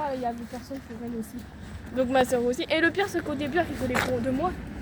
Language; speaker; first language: French; native; French